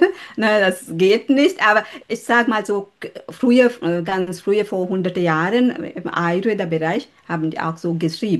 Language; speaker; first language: German; non-native, learner; Sinhala